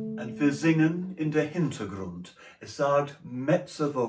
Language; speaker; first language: German; non-native, learner; English